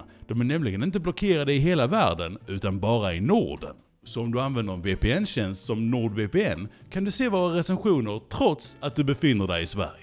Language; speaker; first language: Swedish; native; Swedish